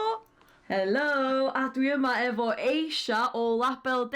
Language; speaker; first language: Welsh; native; Welsh